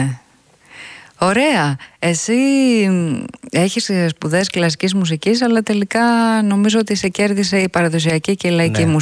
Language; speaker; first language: Greek; native; Greek